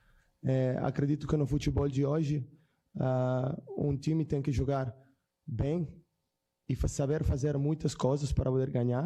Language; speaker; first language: Portuguese; non-native, fluent; Italian